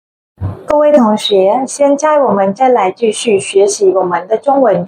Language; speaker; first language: Chinese; non-native, fluent; Khmer